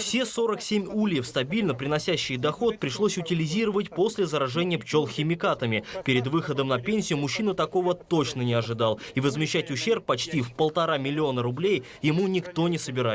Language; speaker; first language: Russian; native; Russian